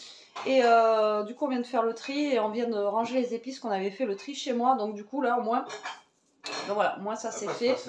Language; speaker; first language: French; native; French